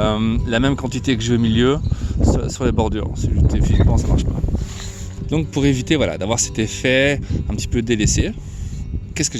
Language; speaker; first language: French; native; French